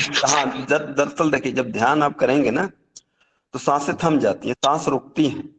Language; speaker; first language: Hindi; native; Hindi